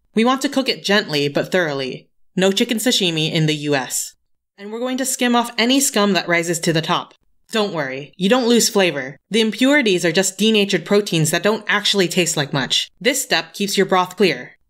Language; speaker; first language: English; native; English